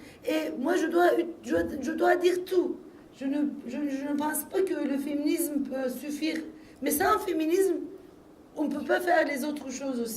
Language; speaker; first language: French; non-native, fluent; Turkish